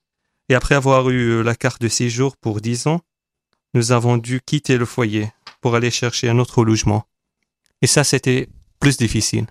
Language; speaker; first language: French; non-native, fluent; Arabic